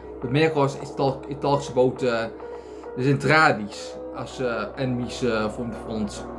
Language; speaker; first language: English; non-native, learner; Dutch